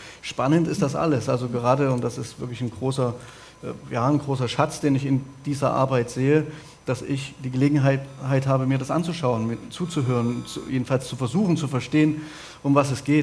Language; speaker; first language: German; native; German